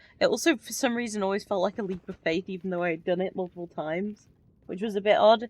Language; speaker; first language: English; native; English